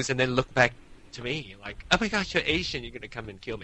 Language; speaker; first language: English; non-native, local second language; Min Nan Chinese